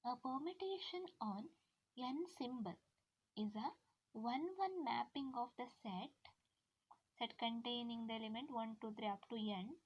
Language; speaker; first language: English; non-native, local second language; Kannada